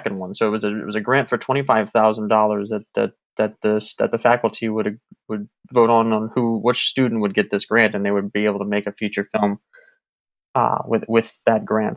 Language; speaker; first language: English; native; English